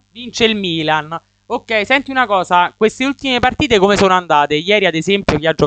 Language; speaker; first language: Italian; native; Italian